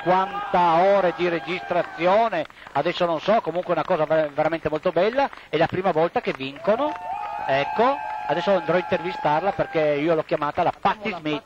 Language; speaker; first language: Italian; native; Italian